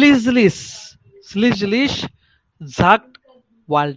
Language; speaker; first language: German; non-native, fluent; Marathi